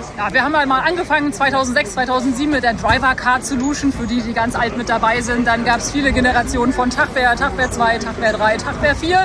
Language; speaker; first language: German; native; German